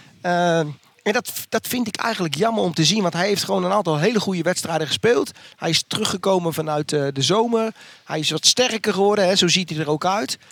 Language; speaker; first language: Dutch; native; Dutch